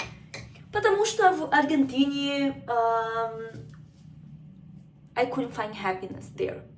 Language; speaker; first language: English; non-native, fluent; Spanish